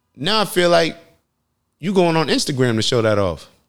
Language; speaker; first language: English; native; English